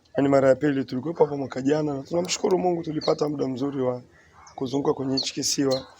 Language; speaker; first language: Swahili; native; Swahili